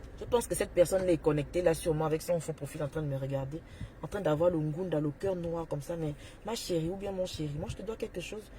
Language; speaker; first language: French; native; French